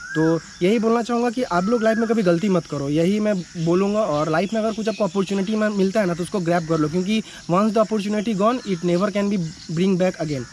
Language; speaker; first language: Hindi; non-native, local second language; Bangla